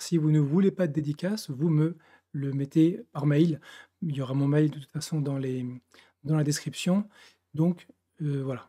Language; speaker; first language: French; native; French